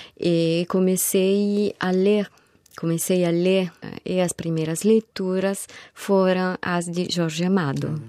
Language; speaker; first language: Portuguese; non-native, fluent; Italian